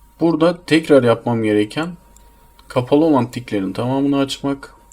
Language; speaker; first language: Turkish; native; Turkish